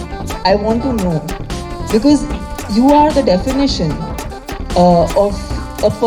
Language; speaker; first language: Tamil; non-native, fluent; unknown